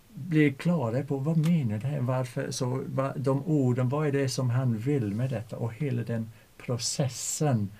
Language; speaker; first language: Swedish; non-native, fluent; English